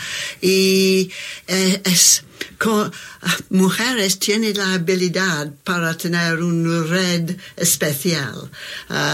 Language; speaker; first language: Spanish; non-native, learner; English